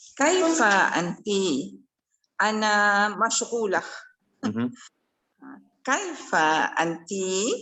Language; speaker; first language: Arabic; non-native, learner; Malay